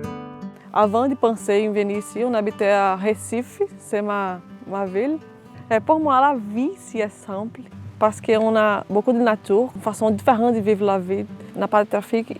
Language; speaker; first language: French; non-native, fluent; Portuguese